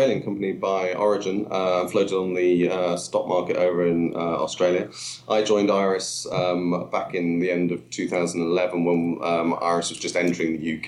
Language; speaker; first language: English; native; English